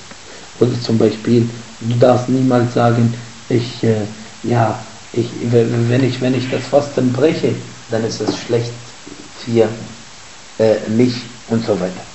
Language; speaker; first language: German; non-native, fluent; Arabic